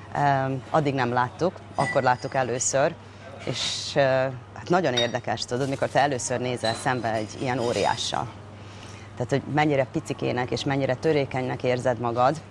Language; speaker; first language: Hungarian; native; Hungarian